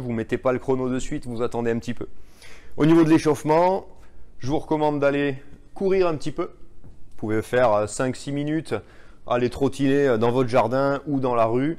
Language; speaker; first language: French; native; French